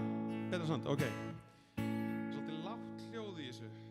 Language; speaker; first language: Icelandic; native; Icelandic